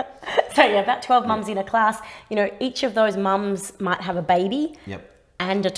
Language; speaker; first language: English; native; English